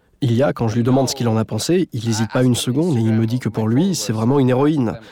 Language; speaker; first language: French; native; French